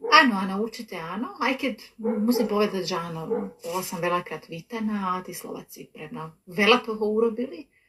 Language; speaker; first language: Slovak; non-native, fluent; Croatian